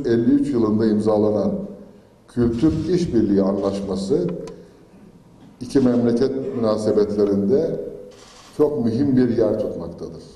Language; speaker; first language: Turkish; native; Turkish